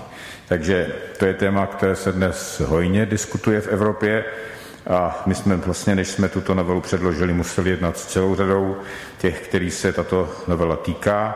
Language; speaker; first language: Czech; native; Czech